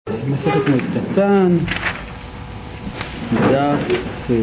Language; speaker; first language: Hebrew; native; Hebrew